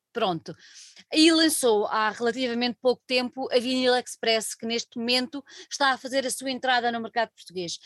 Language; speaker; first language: Portuguese; native; Portuguese